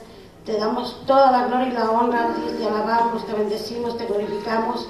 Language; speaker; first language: Spanish; native; Spanish